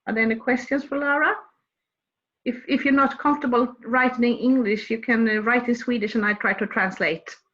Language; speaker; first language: English; non-native, fluent; Swedish